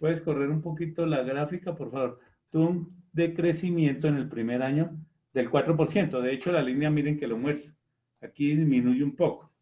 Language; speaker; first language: Spanish; native; Spanish